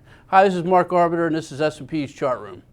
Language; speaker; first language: English; native; English